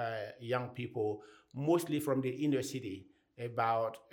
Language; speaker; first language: English; non-native, fluent; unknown